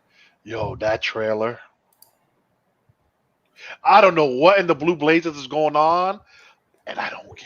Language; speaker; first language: English; native; English